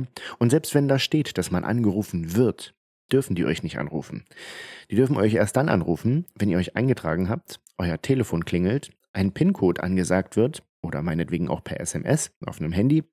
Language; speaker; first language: German; native; German